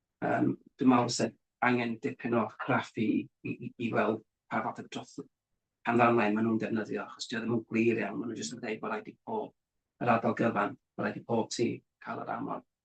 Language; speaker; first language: Welsh; native; Welsh